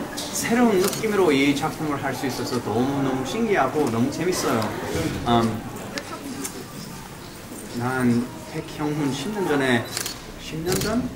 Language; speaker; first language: Korean; early bilingual, heritage; English